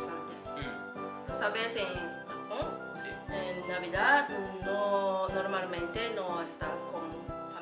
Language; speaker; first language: Spanish; non-native, learner; Japanese